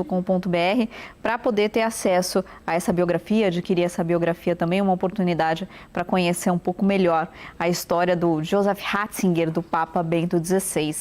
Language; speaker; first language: Portuguese; native; Portuguese